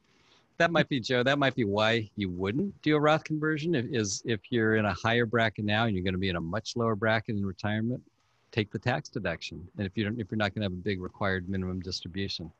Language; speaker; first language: English; native; English